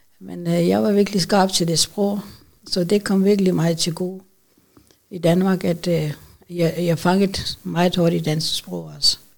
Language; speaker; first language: Danish; non-native, fluent; Urdu